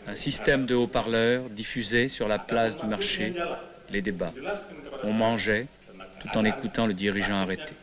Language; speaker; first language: French; native; French